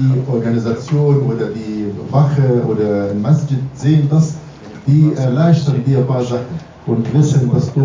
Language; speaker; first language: German; non-native, fluent; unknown